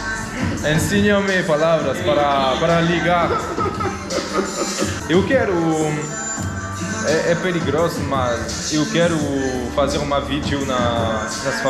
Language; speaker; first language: Portuguese; non-native, learner; French